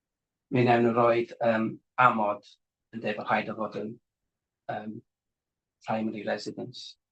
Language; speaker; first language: Welsh; native; Welsh